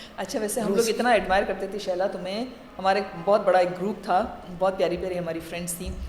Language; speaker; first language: Urdu; native; Urdu